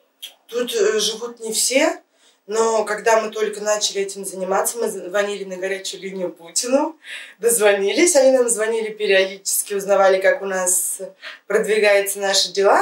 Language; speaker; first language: Russian; native; Russian